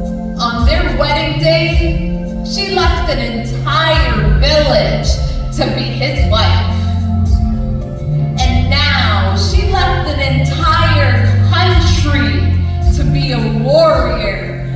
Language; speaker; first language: English; early bilingual, other home language; Punjabi